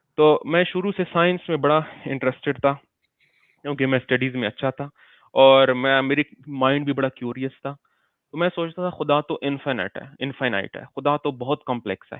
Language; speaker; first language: Urdu; non-native, local second language; Pashto